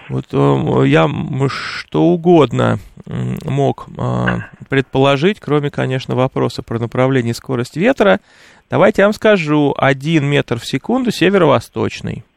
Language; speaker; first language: Russian; native; Russian